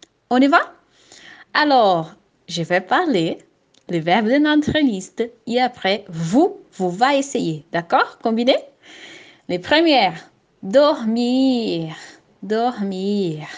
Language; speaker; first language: French; non-native, fluent; Portuguese